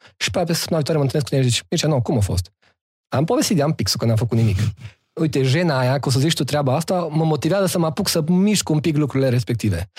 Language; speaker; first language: Romanian; native; Romanian